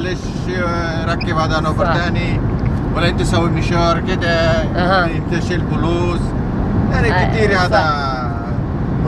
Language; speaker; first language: Arabic; non-native, learner; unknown